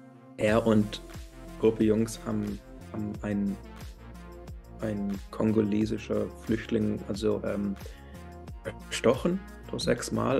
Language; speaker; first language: German; early bilingual, heritage; English